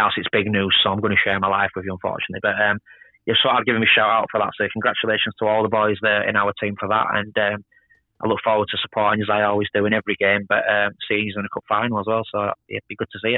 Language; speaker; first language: English; native; English